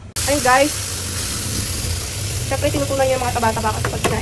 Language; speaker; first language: Filipino; native; Filipino